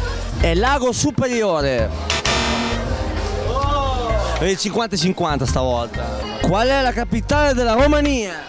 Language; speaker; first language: Italian; native; Italian